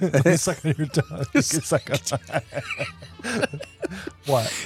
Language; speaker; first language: English; native; English